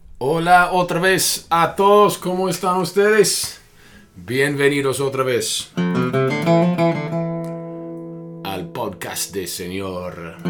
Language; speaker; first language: Spanish; non-native, fluent; English